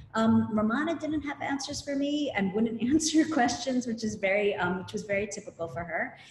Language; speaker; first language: English; native; English